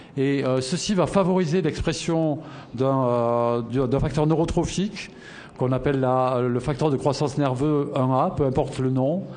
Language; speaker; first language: French; native; French